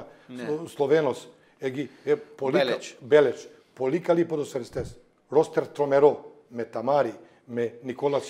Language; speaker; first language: Greek; non-native, fluent; Serbian